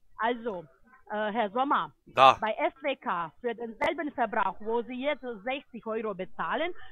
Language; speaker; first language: German; non-native, fluent; Bosnian